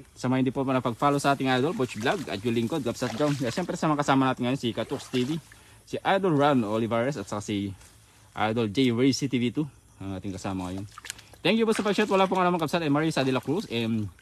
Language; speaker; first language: Filipino; non-native, local second language; Iloko